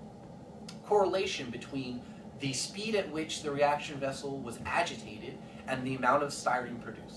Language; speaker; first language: English; native; English